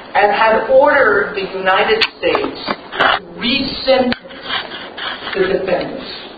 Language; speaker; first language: English; native; English